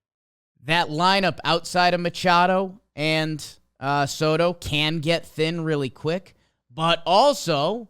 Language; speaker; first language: English; native; English